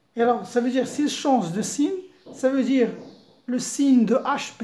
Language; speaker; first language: French; non-native, local second language; Arabic